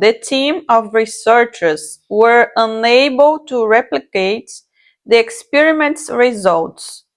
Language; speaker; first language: English; non-native, fluent; Portuguese